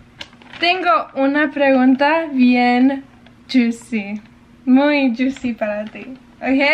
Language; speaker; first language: Spanish; early bilingual, heritage; English